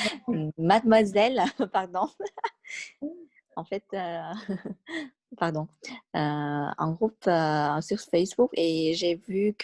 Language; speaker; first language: French; non-native, learner; Vietnamese